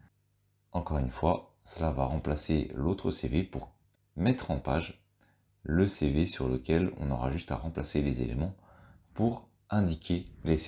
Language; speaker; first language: French; native; French